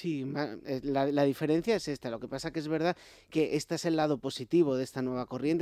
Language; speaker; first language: Spanish; native; Spanish